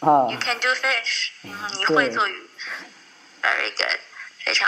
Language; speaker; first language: English; non-native, fluent; Chinese